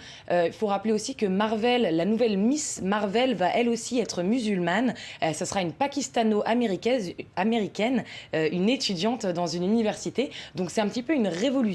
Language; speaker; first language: French; native; French